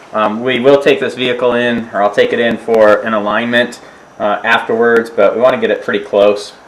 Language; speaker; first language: English; native; English